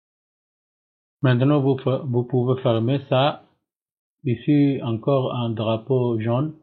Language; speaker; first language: French; non-native, learner; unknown